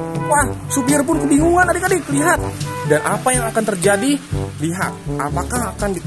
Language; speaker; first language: Indonesian; native; Indonesian